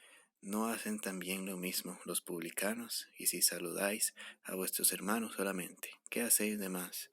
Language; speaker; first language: Spanish; native; Spanish